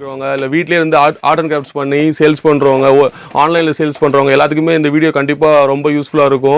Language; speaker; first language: Tamil; native; Tamil